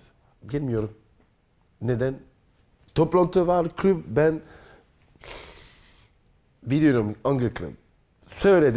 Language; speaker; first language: Turkish; non-native, learner; French